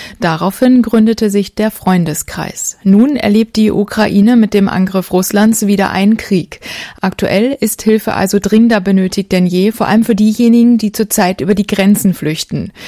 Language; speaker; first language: German; native; German